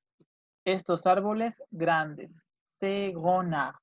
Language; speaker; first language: Spanish; native; Spanish